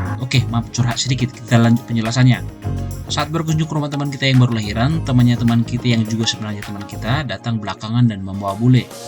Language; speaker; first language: Indonesian; native; Indonesian